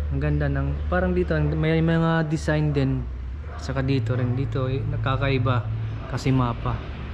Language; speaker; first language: Filipino; non-native, local second language; Cebuano